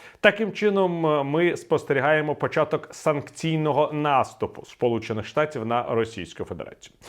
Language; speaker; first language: Ukrainian; non-native, local second language; Russian